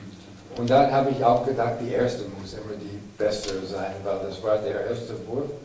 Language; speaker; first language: German; non-native, fluent; English